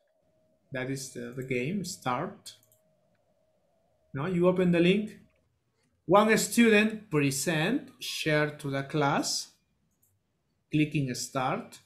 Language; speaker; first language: English; non-native, learner; Spanish